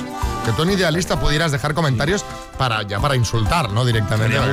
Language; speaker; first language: Spanish; native; Spanish